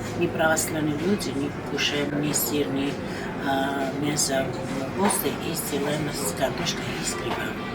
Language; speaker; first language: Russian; non-native, learner; Georgian